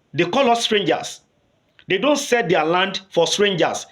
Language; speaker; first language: English; non-native, local second language; Yoruba